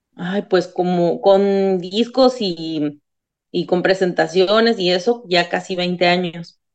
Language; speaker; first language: Spanish; non-native, local second language; Zapotec